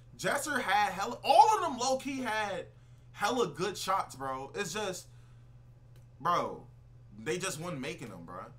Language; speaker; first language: English; native; English